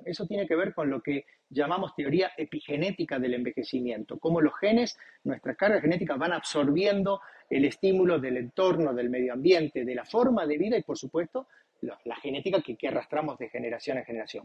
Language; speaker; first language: Spanish; native; Spanish